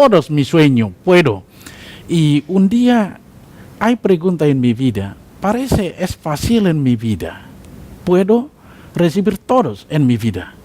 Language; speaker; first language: Spanish; non-native, learner; Indonesian